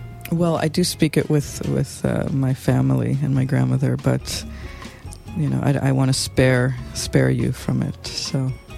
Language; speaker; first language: English; early bilingual, other home language; Russian